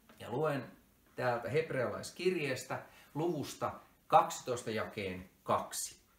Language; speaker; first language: Finnish; native; Finnish